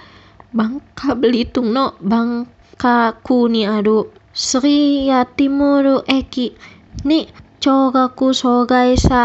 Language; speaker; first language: Japanese; non-native, fluent; Indonesian